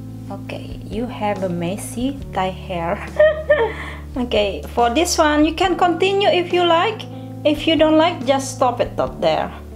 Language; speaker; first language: English; non-native, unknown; Indonesian